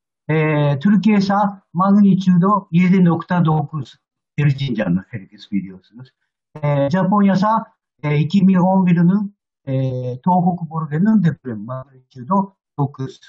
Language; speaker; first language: Turkish; non-native, learner; Japanese